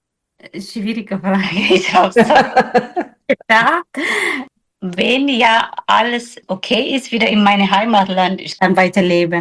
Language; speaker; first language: German; non-native, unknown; Tigrinya